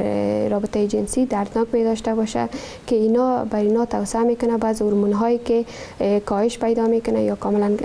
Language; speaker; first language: Persian; native; Persian